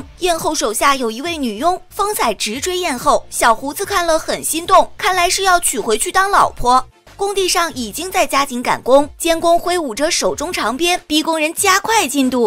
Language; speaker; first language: Chinese; native; Chinese